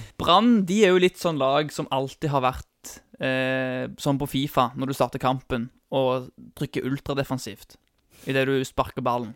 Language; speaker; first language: Norwegian; native; Norwegian